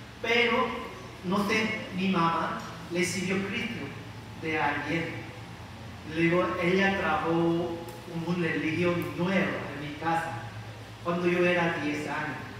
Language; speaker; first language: Spanish; non-native, learner; Korean